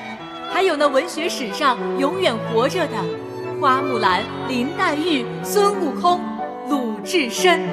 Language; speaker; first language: Chinese; native; Chinese